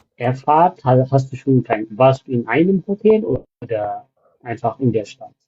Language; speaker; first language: German; non-native, fluent; Amharic